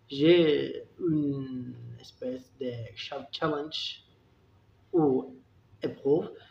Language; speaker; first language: French; non-native, learner; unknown